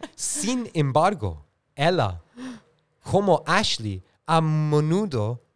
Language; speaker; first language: Spanish; non-native, learner; English